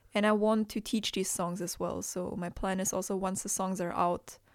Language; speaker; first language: English; non-native, fluent; Indonesian